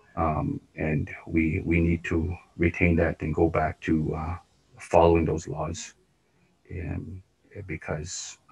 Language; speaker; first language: English; non-native, fluent; Cree